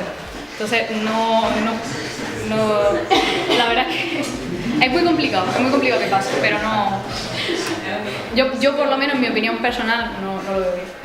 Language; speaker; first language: Spanish; native; Spanish